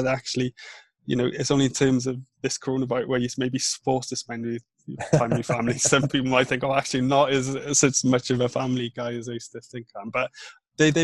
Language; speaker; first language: English; non-native, local second language; Welsh